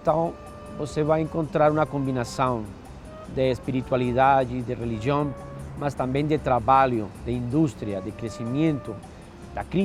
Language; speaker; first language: Portuguese; non-native, fluent; Spanish